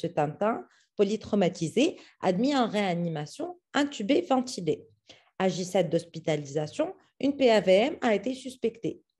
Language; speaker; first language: French; non-native, local second language; Arabic